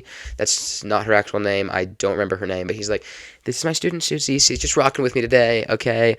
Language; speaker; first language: English; native; English